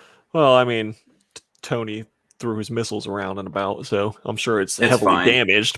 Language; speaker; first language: English; native; English